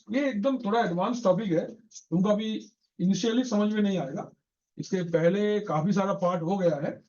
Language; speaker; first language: Hindi; non-native, local second language; Bangla